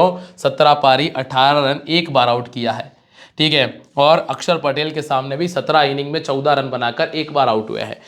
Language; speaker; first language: Hindi; native; Hindi